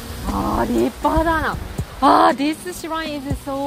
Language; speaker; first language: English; non-native, learner; Japanese